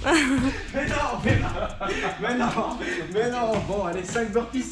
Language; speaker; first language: French; native; French